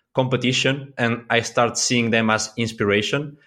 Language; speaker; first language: English; non-native, fluent; Spanish